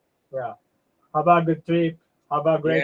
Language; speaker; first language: English; non-native, learner; Japanese